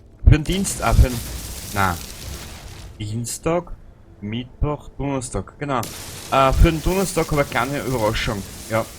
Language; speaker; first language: German; native; German